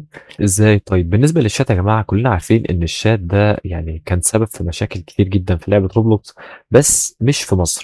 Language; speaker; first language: Arabic; native; Arabic